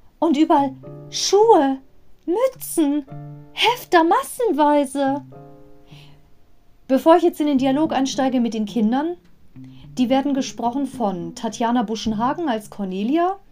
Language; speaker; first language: German; native; German